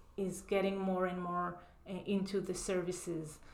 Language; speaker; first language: English; non-native, fluent; Hebrew